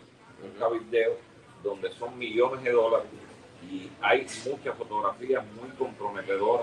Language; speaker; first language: Spanish; native; Spanish